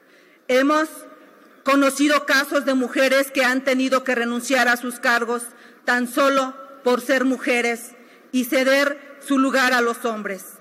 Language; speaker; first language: Spanish; native; Spanish